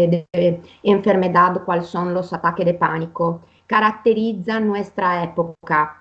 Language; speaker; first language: Spanish; non-native, fluent; Italian